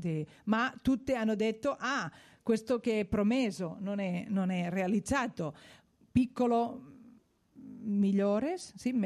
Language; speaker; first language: Italian; non-native, fluent; Spanish